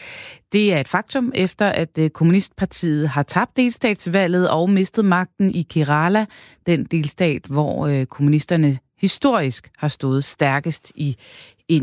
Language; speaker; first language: Danish; native; Danish